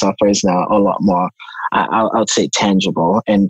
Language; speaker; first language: English; non-native, local second language; Yoruba